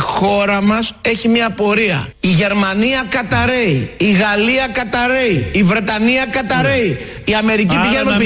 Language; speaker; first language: Greek; native; Greek